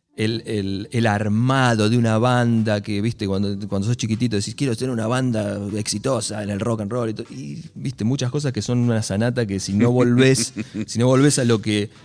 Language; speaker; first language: Spanish; native; Spanish